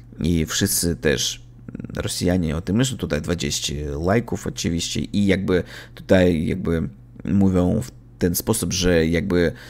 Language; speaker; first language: Polish; non-native, learner; Russian